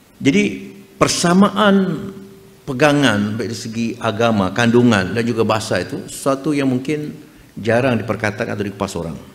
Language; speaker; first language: Malay; native; Malay